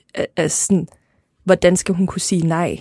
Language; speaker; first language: Danish; native; Danish